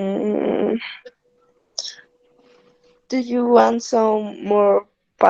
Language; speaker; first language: English; non-native, learner; Spanish